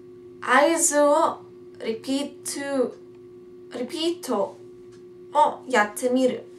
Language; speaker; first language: Japanese; non-native, learner; English